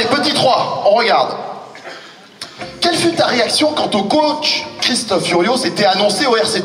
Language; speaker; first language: French; native; French